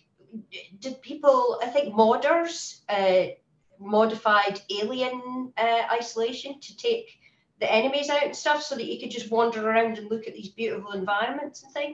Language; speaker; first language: English; native; English